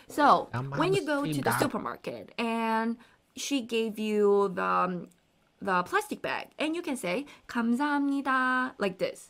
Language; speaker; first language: English; non-native, fluent; Korean